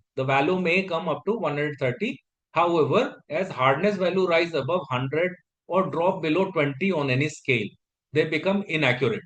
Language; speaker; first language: English; non-native, local second language; Hindi